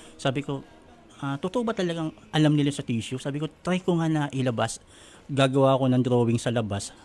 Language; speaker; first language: Filipino; non-native, local second language; Bikol